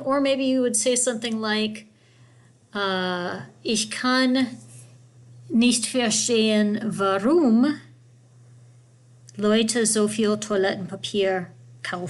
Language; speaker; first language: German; non-native, fluent; English